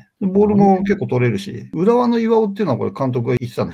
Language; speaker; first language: Japanese; native; Japanese